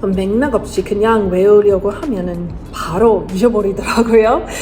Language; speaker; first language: Korean; non-native, fluent; English